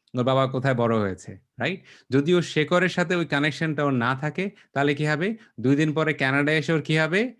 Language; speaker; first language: Bangla; native; Bangla